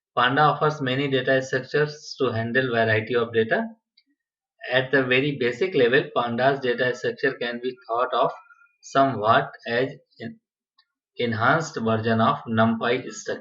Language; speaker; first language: English; non-native, local second language; Hindi